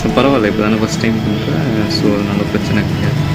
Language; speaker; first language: Tamil; native; Tamil